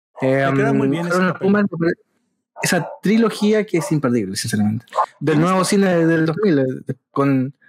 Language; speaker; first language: Spanish; native; Spanish